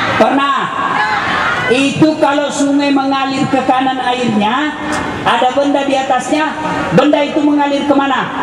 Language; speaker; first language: Indonesian; non-native, local second language; Buginese